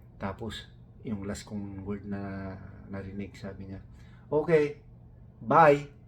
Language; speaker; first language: Filipino; non-native, local second language; Iloko